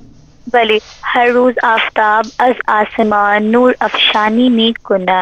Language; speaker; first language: Persian; non-native, learner; Urdu